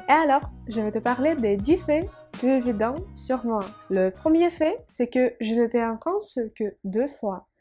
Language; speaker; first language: French; non-native, fluent; Russian